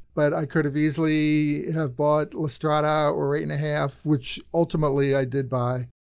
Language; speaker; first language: English; native; English